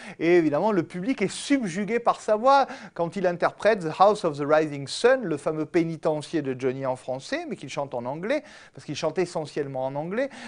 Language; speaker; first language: French; native; French